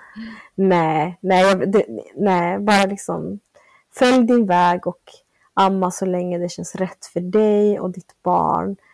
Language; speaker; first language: Swedish; early bilingual, other home language; Spanish